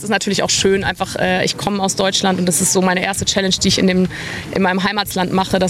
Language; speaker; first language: German; native; German